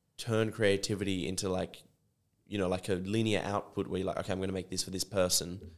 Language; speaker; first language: English; native; English